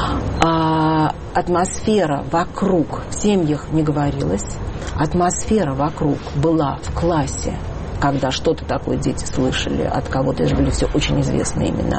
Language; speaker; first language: Russian; native; Russian